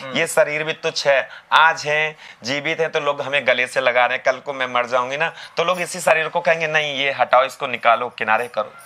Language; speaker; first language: Hindi; native; Hindi